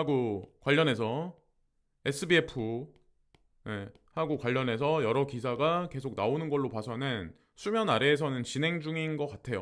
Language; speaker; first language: Korean; native; Korean